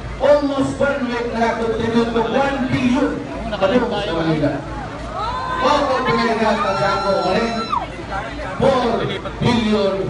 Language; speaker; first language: Cebuano; native; Cebuano